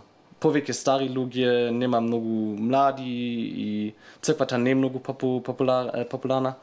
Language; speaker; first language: Macedonian; non-native, learner; German